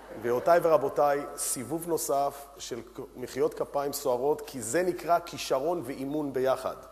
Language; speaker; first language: Hebrew; early bilingual, other home language; Romanian